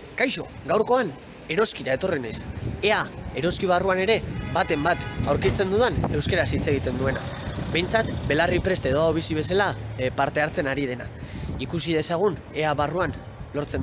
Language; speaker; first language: Basque; native; Basque